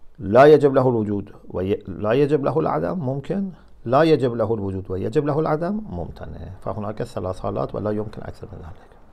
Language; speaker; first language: Arabic; non-native, fluent; Persian